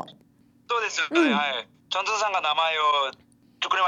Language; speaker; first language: Japanese; non-native, learner; Korean